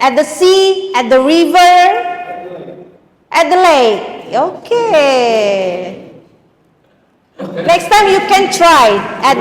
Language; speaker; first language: English; non-native, fluent; Indonesian